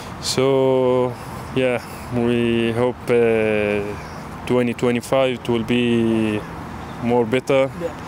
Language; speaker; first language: English; non-native, learner; Arabic